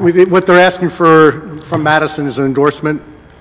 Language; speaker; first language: English; native; English